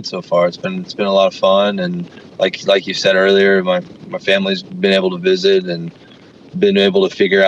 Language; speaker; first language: English; native; English